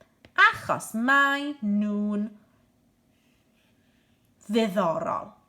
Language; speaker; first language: Welsh; non-native, local second language; English